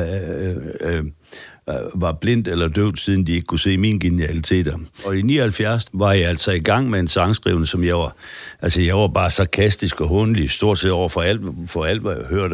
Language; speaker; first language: Danish; native; Danish